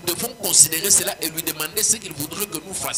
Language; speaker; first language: French; non-native, local second language; Swahili